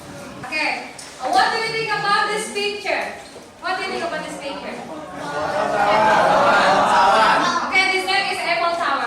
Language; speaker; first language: English; non-native, learner; Indonesian